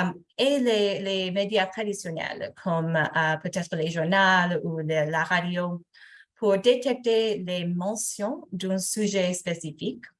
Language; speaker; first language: French; non-native, fluent; English